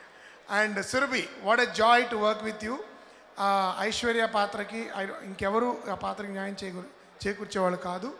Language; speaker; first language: Telugu; native; Telugu